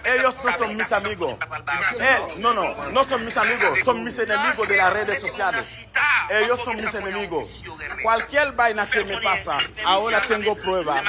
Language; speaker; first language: Spanish; non-native, learner; Haitian Creole